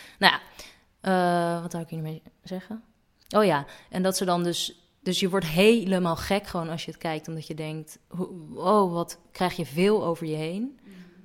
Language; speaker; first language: Dutch; native; Dutch